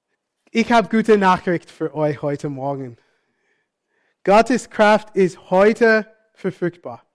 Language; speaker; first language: German; non-native, fluent; English